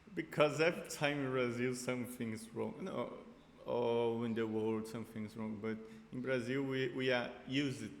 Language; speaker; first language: English; non-native, fluent; Portuguese